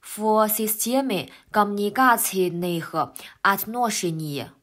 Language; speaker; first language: Russian; non-native, learner; Chinese